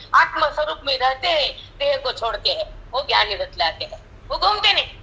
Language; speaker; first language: Hindi; non-native, local second language; Marathi